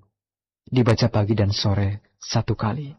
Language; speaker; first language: Indonesian; native; Indonesian